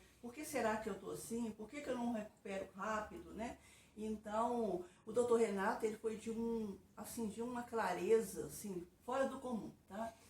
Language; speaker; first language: Portuguese; native; Portuguese